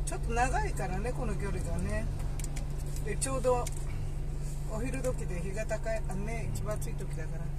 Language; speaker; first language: Japanese; native; Japanese